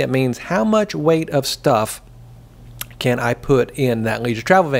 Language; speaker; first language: English; native; English